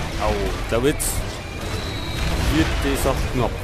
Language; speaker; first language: German; native; German